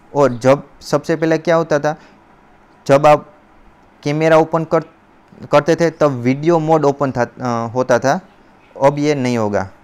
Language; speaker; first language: Hindi; non-native, local second language; Gujarati